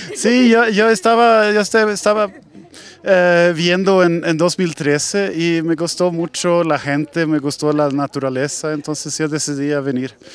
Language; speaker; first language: Spanish; non-native, fluent; Swedish